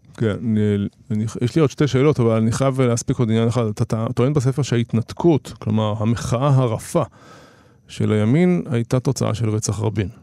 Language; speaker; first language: Hebrew; native; Hebrew